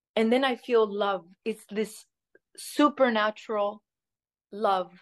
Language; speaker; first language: English; early bilingual, other home language; Spanish